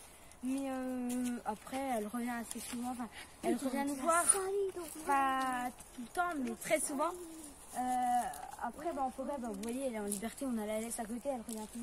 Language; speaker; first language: French; native; French